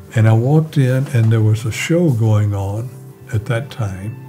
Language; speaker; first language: English; native; English